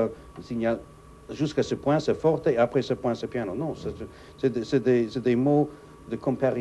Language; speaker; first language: French; non-native, fluent; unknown